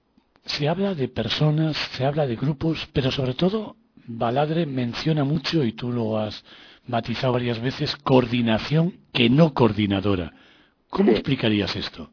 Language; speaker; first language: Spanish; native; Spanish